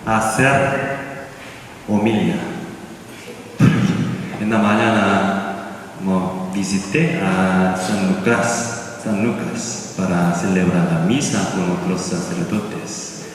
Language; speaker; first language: Spanish; non-native, learner; Korean